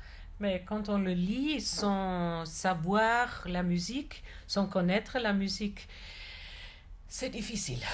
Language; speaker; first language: French; non-native, fluent; German